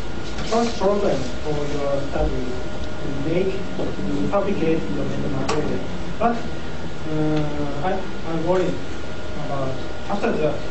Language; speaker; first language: English; non-native, fluent; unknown